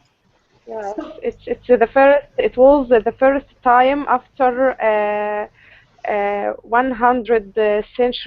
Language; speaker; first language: English; non-native, learner; Arabic